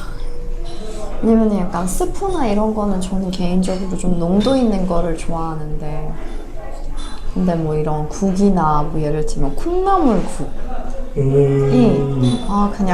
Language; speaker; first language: Korean; non-native, fluent; Persian